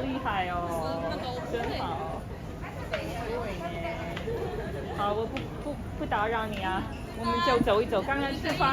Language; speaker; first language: Chinese; non-native, fluent; English